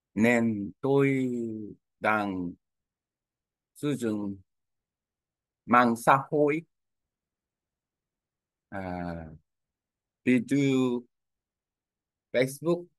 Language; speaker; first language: Vietnamese; non-native, learner; Korean